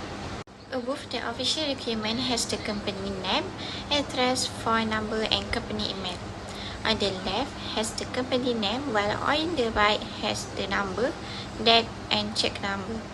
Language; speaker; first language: English; non-native, local second language; Malay